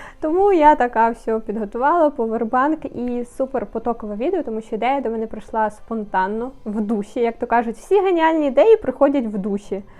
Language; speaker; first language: Ukrainian; non-native, local second language; Russian